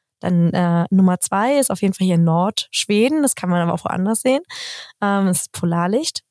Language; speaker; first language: German; native; German